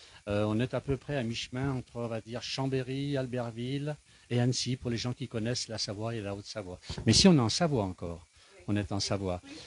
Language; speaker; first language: French; native; French